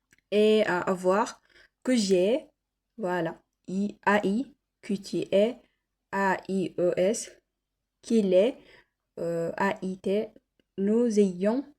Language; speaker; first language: French; non-native, learner; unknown